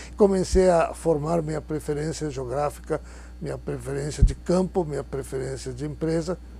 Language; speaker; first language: Portuguese; non-native, fluent; Spanish